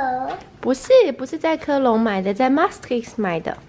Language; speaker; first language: Chinese; native; Chinese